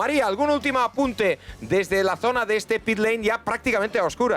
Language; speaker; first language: Spanish; native; Spanish